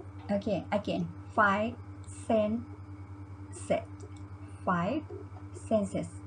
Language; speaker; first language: English; non-native, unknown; Thai